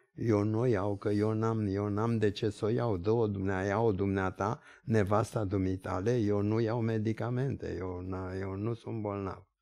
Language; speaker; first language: Romanian; early bilingual, other home language; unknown